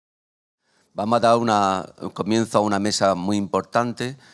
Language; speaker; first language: Spanish; native; Spanish